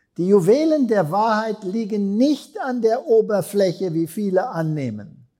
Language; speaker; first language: German; non-native, fluent; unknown